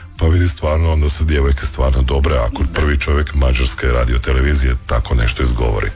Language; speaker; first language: Croatian; native; Croatian